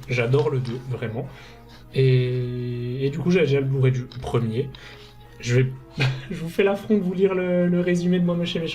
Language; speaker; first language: French; native; French